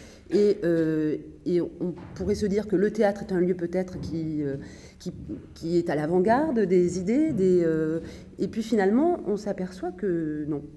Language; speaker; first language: French; native; French